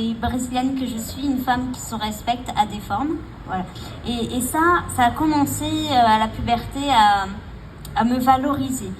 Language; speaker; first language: French; native; French